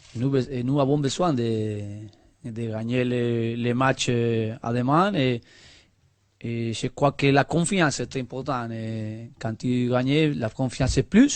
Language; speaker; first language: French; non-native, learner; Spanish